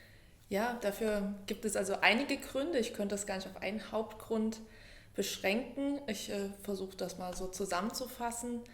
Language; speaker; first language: German; native; German